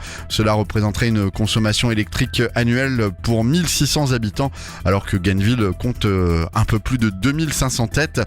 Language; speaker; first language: French; native; French